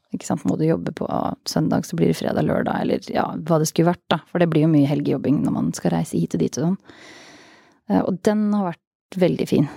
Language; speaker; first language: Norwegian; native; Norwegian